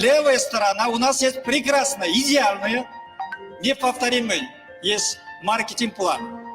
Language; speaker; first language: Russian; non-native, learner; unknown